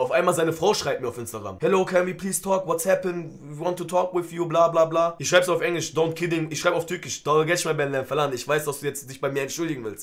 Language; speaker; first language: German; early bilingual, other home language; Turkish